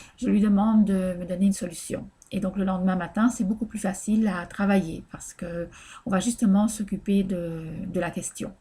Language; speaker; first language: French; native; French